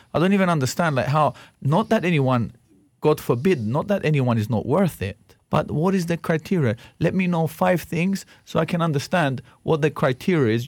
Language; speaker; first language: English; non-native, fluent; Greek